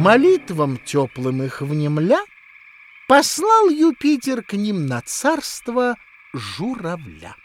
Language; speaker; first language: Russian; native; Russian